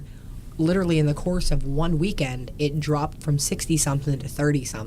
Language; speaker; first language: English; native; English